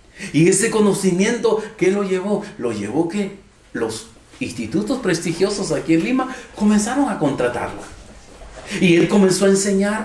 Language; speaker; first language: Spanish; native; Spanish